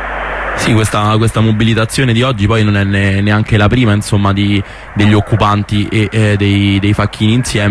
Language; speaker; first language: Italian; native; Italian